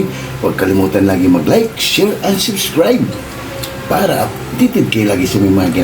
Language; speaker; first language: Filipino; native; Filipino